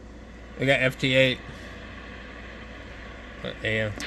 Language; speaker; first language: English; native; English